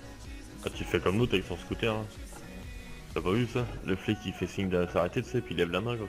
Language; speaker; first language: French; native; French